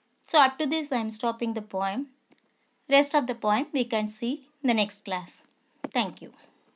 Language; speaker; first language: English; non-native, local second language; Tamil